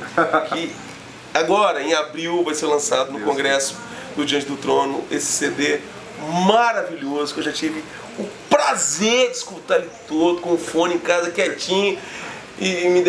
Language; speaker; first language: Portuguese; native; Portuguese